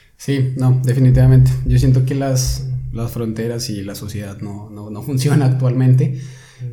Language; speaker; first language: Spanish; native; Spanish